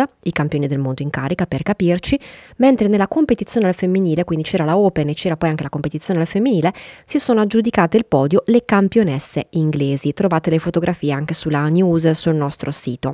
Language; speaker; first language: Italian; native; Italian